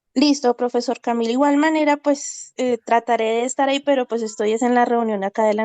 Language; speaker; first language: Spanish; native; Spanish